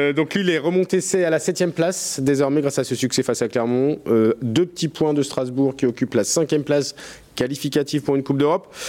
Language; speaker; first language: French; native; French